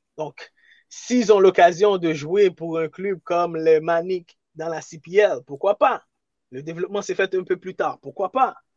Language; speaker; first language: French; early bilingual, other home language; Haitian Creole